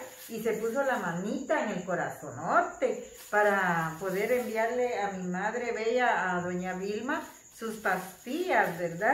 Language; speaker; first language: Spanish; native; Spanish